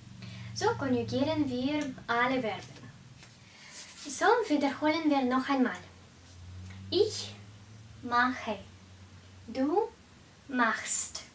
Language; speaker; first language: German; non-native, fluent; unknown